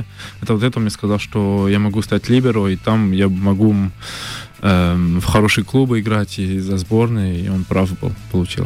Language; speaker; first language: Russian; early bilingual, heritage; French